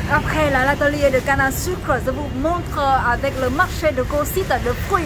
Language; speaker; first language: French; non-native, learner; Vietnamese